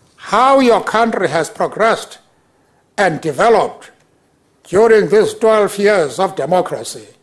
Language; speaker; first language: English; non-native, local second language; Xhosa